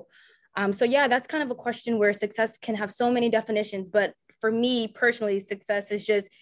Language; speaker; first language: English; native; English